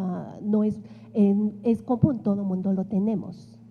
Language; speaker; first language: Spanish; non-native, fluent; Chinese